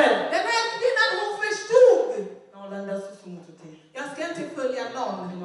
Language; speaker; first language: Swedish; non-native, fluent; Lingala